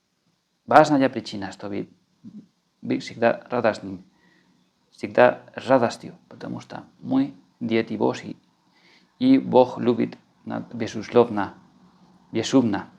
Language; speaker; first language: Russian; non-native, fluent; Spanish